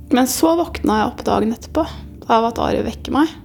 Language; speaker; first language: Norwegian; native; Norwegian